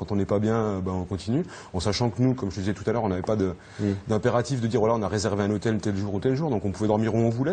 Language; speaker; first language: French; native; French